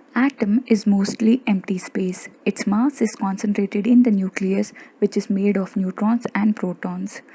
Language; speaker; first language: English; non-native, local second language; Kannada